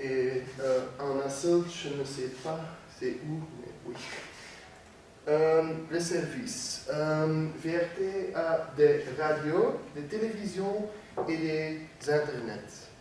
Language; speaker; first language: French; non-native, learner; Dutch